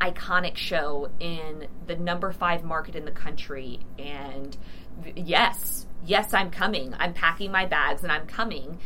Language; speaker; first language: English; native; English